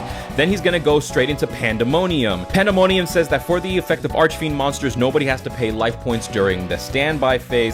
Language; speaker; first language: English; native; English